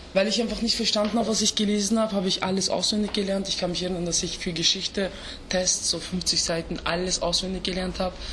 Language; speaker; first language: German; early bilingual, other home language; Turkish